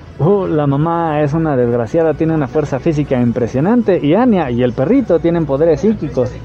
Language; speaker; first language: Spanish; native; Spanish